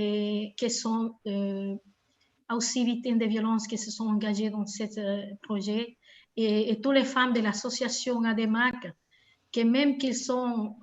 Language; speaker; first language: French; non-native, fluent; Spanish